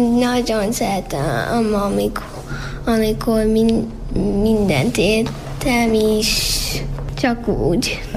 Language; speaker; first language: Hungarian; early bilingual, heritage; Hungarian